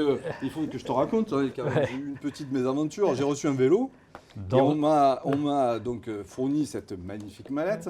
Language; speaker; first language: French; native; French